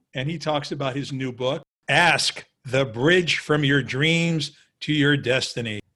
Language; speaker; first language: English; native; English